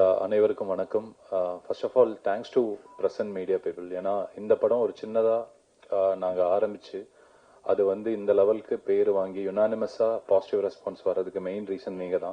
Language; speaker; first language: Tamil; native; Tamil